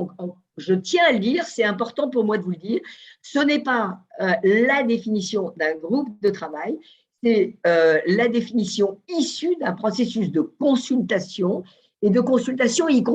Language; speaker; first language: French; native; French